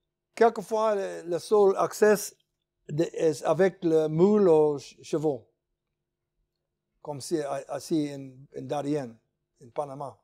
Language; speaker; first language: French; non-native, learner; English